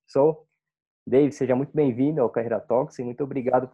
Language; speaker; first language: Portuguese; native; Portuguese